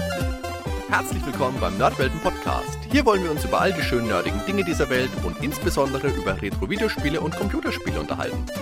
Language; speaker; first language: German; native; German